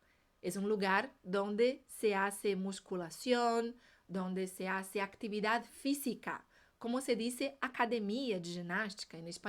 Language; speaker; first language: Spanish; non-native, fluent; Portuguese